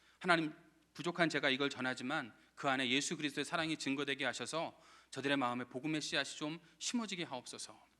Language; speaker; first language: Korean; native; Korean